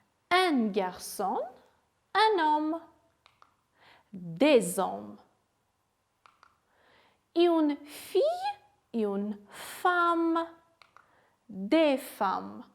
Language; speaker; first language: French; non-native, fluent; Armenian